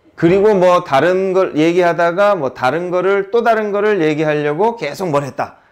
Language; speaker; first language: Korean; native; Korean